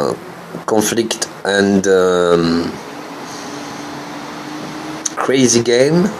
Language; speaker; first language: English; non-native, learner; French